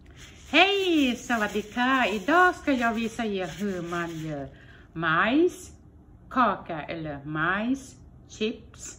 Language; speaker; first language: Swedish; non-native, fluent; Thai